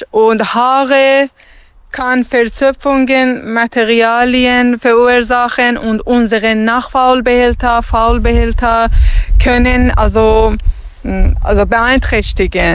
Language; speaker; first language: German; non-native, learner; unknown